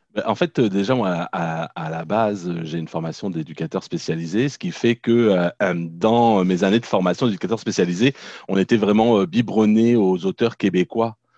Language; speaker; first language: French; native; French